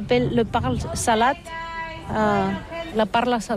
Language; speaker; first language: French; non-native, learner; Catalan